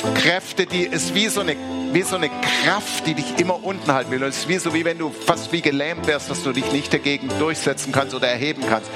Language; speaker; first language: German; native; German